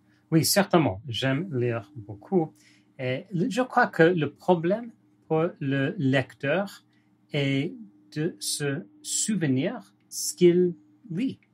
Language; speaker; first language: French; non-native, learner; English